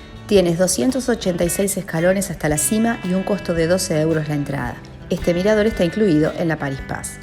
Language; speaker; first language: Spanish; native; Spanish